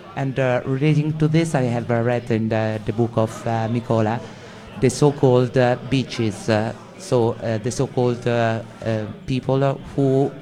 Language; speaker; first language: English; non-native, fluent; Italian